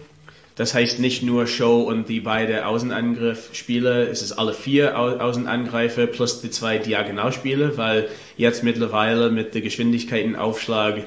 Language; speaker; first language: German; non-native, learner; English